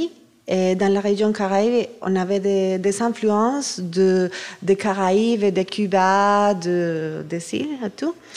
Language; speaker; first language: French; non-native, fluent; Spanish